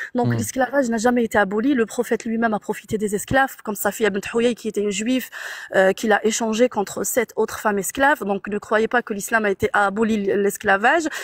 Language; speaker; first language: French; non-native, local second language; Arabic